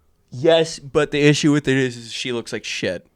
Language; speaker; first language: English; native; English